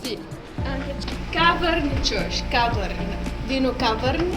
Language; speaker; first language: Italian; non-native, learner; Arabic